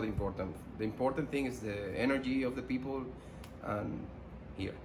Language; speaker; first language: English; non-native, learner; Spanish